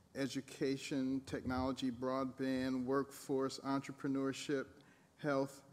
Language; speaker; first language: English; native; English